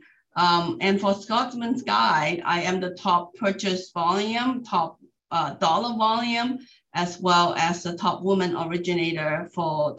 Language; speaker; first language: English; non-native, local second language; Cantonese